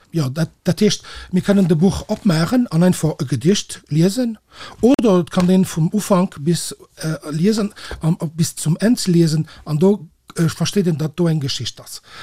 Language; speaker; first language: Luxembourgish; early bilingual, other home language; Portuguese